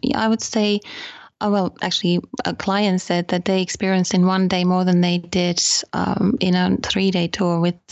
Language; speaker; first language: English; non-native, fluent; Finnish